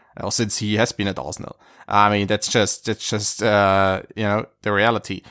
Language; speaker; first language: English; non-native, fluent; German